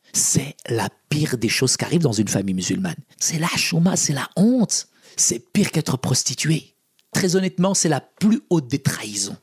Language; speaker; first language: French; early bilingual, other home language; Arabic